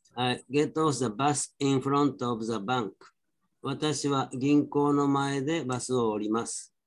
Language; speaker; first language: Japanese; native; Japanese